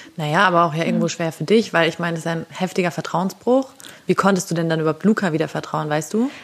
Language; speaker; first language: German; native; German